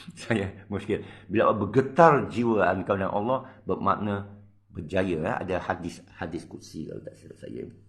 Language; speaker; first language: Malay; non-native, local second language; Min Nan Chinese